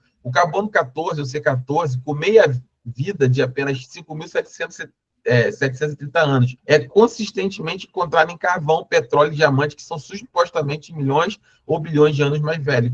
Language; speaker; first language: Portuguese; native; Portuguese